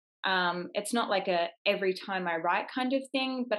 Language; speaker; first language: English; native; English